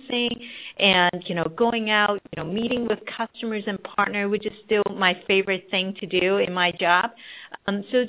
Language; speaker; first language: English; non-native, local second language; Cantonese